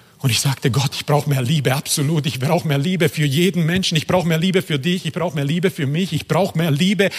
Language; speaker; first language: German; non-native, fluent; Croatian